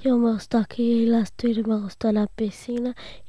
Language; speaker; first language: Spanish; non-native, learner; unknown